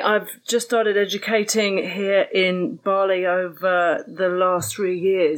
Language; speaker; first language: English; native; English